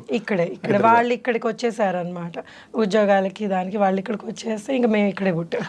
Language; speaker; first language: Telugu; native; Telugu